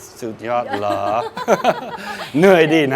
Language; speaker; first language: Thai; non-native, learner; English